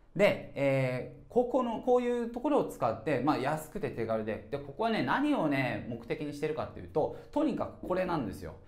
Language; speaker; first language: Japanese; native; Japanese